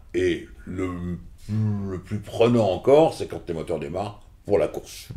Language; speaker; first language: French; native; French